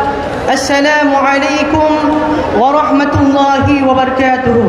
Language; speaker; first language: Arabic; non-native, learner; Bangla